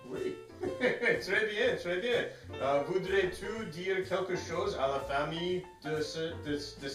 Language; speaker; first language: French; non-native, learner; English